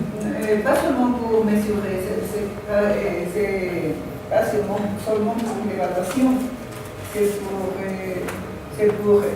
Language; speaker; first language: French; non-native, fluent; Spanish